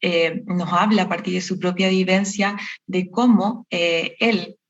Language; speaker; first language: Spanish; native; Spanish